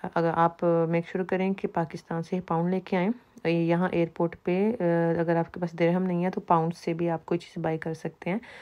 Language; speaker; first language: Urdu; non-native, local second language; Punjabi